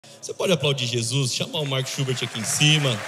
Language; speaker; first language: Portuguese; native; Portuguese